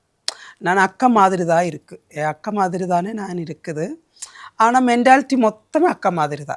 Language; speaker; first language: Tamil; non-native, learner; Malayalam